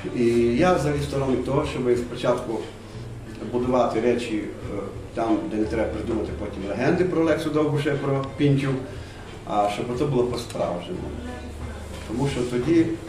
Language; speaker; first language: Ukrainian; non-native, local second language; Hungarian